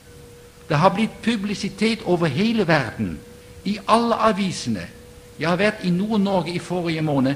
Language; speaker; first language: Norwegian; non-native, fluent; Dutch